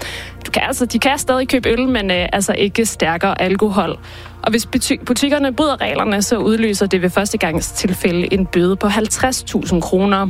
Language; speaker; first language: Danish; native; Danish